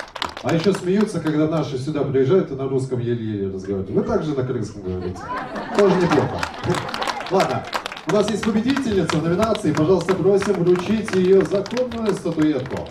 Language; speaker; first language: Russian; native; Russian